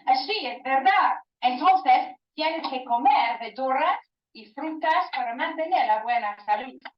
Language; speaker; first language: Spanish; non-native, learner; English